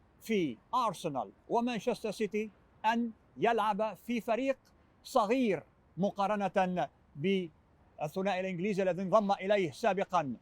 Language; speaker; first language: Arabic; native; Arabic